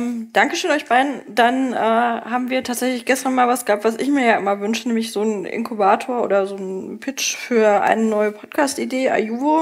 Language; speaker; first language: German; native; German